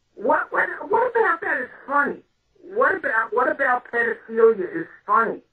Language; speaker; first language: English; native; English